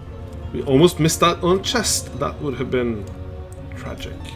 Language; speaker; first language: English; non-native, fluent; Norwegian